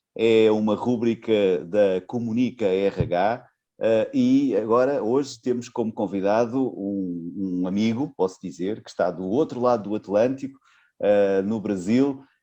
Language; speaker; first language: Portuguese; native; Portuguese